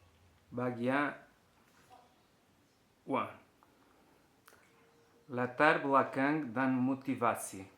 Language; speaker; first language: Indonesian; non-native, learner; Portuguese